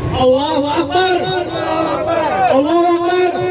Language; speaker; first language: Indonesian; native; Indonesian